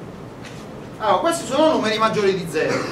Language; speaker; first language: Italian; native; Italian